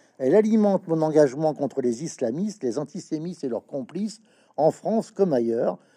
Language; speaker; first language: French; native; French